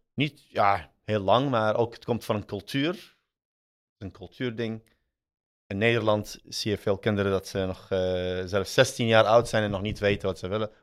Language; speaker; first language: Dutch; early bilingual, other home language; Arabic